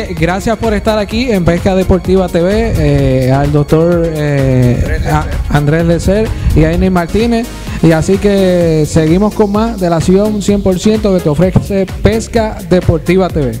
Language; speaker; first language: Spanish; native; Spanish